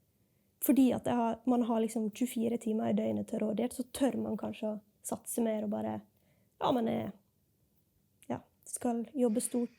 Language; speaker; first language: Norwegian; native; Norwegian